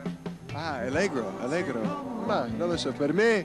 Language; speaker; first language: Italian; non-native, learner; English